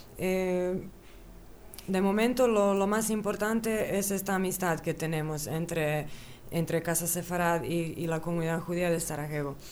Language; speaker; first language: Spanish; early bilingual, other home language; Bosnian